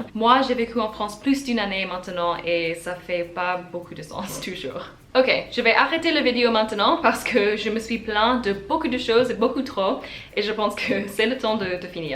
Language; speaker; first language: French; non-native, learner; English